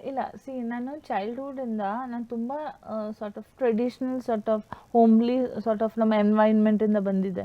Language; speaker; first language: Kannada; non-native, learner; Hindi